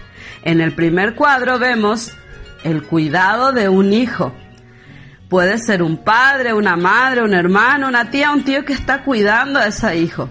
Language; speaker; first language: Spanish; native; Spanish